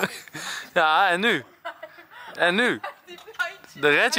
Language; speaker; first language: Dutch; native; Dutch